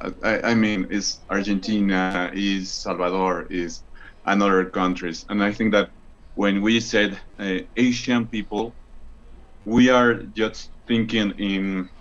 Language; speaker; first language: English; non-native, learner; Spanish